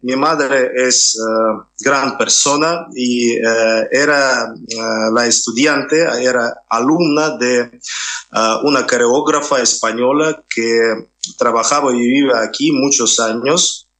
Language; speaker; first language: Spanish; non-native, fluent; Russian